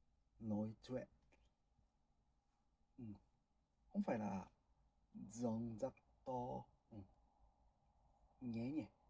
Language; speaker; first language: Vietnamese; non-native, learner; Japanese